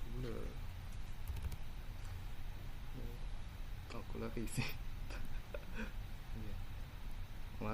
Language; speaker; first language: French; non-native, learner; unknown